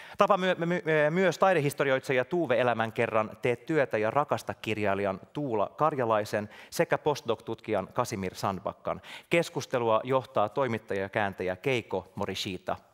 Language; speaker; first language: Finnish; native; Finnish